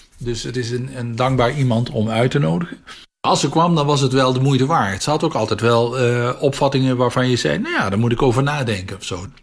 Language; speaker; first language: Dutch; native; Dutch